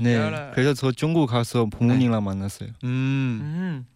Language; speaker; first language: Korean; non-native, learner; Chinese